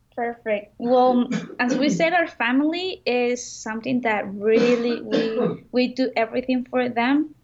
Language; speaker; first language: English; non-native, fluent; Spanish